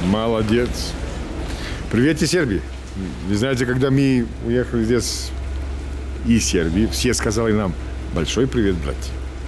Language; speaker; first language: Russian; non-native, learner; Serbian